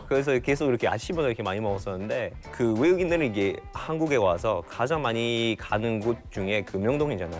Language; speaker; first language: Korean; non-native, fluent; French